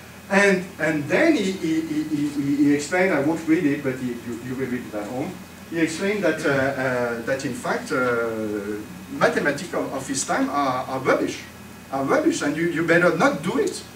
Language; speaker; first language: English; non-native, fluent; French